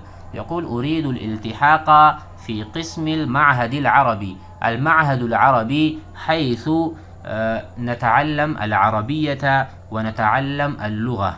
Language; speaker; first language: Arabic; non-native, fluent; Urdu